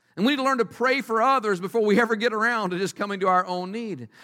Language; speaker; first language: English; native; English